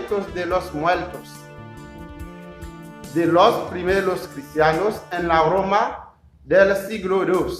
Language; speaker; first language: Spanish; non-native, learner; Haitian Creole